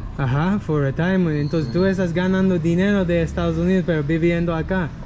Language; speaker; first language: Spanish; non-native, learner; English